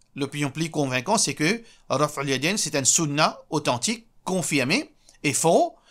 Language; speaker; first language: French; non-native, local second language; Morisyen